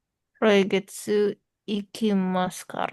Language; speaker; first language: Japanese; non-native, learner; Indonesian